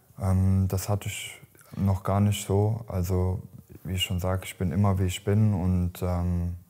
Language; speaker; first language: German; native; German